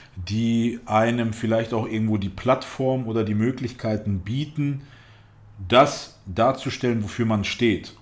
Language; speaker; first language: German; early bilingual, other home language; Russian